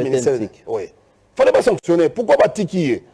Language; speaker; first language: French; non-native, local second language; Lingala